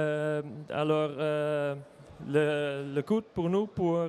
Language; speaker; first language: French; non-native, learner; Dutch